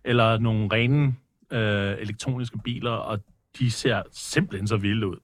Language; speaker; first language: Danish; early bilingual, other home language; English